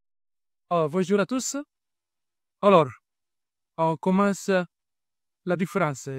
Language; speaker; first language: French; non-native, learner; Italian